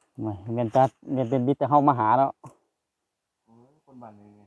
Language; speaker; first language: Thai; non-native, local second language; Northeastern Thai